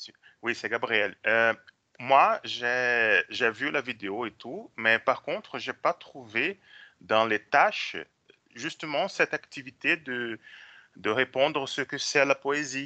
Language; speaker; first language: French; non-native, fluent; Portuguese